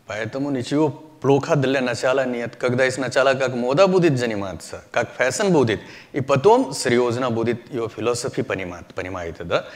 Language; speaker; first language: Russian; non-native, learner; Hindi